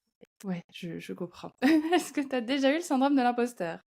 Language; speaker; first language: French; native; French